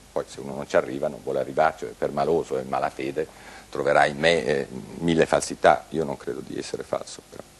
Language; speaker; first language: Italian; native; Italian